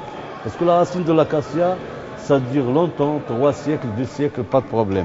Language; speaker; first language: French; non-native, local second language; Arabic